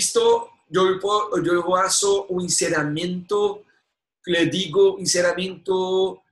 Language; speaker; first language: Spanish; non-native, learner; Portuguese